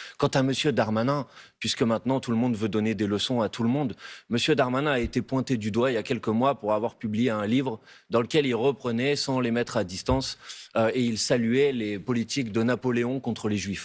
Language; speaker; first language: French; native; French